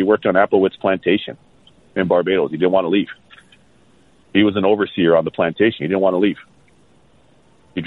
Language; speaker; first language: English; native; English